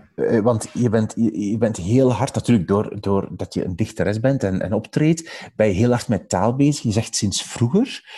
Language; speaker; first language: Dutch; native; Dutch